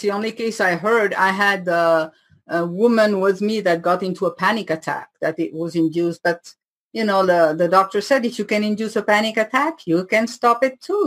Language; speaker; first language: English; non-native, fluent; French